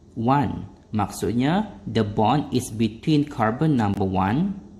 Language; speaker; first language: English; non-native, local second language; Malay